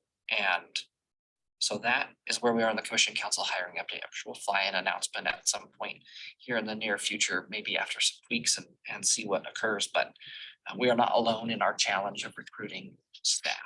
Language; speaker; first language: English; native; English